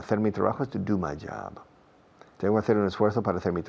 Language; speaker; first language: Spanish; non-native, fluent; English